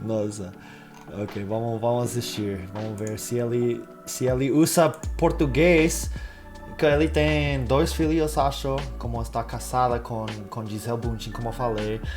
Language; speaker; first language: Portuguese; non-native, fluent; English